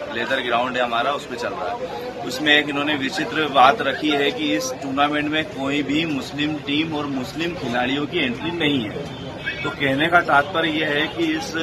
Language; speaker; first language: Hindi; native; Hindi